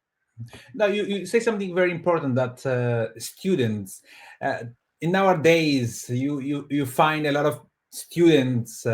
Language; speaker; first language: English; non-native, fluent; Portuguese